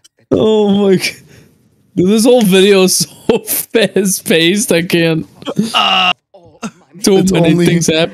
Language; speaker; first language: English; native; English